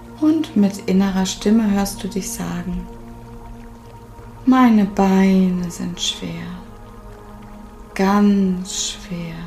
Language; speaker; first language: German; native; German